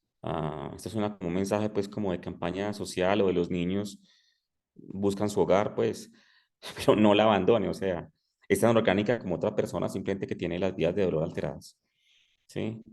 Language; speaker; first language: Spanish; native; Spanish